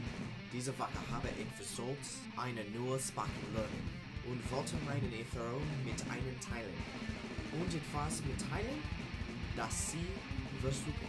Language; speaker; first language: German; non-native, learner; English